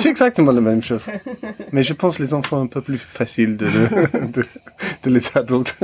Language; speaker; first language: French; non-native, learner; English